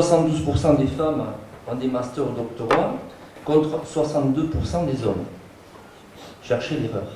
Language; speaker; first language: French; native; French